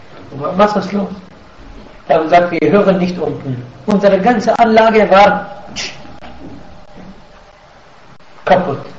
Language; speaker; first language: German; non-native, fluent; Arabic